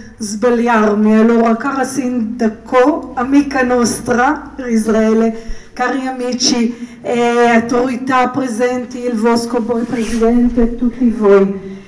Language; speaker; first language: Italian; non-native, fluent; Hebrew